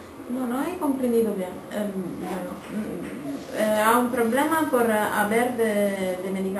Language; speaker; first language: Spanish; non-native, learner; Italian